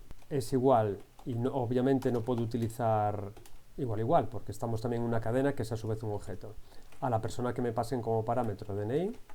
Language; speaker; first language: Spanish; native; Spanish